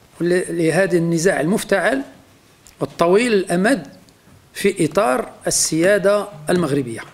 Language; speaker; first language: Arabic; native; Arabic